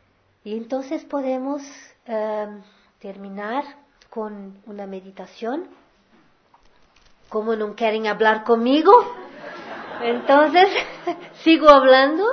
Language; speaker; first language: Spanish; non-native, fluent; Portuguese